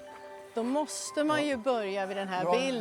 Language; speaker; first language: Swedish; native; Swedish